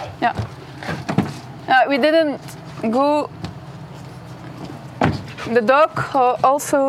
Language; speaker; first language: English; non-native, learner; Dutch